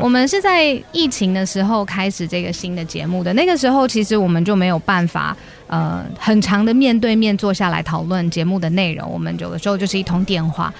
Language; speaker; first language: Chinese; native; Chinese